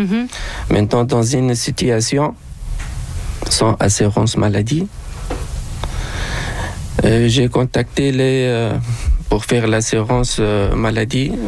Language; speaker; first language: French; non-native, local second language; Arabic